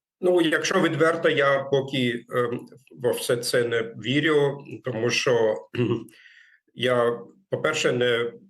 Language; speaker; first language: Ukrainian; non-native, fluent; German